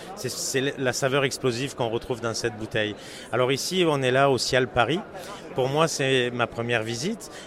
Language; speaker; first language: French; native; French